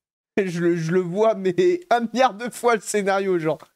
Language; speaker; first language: French; native; French